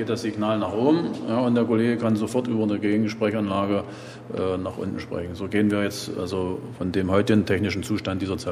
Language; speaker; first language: German; native; German